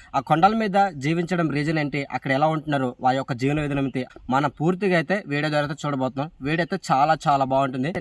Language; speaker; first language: Telugu; non-native, local second language; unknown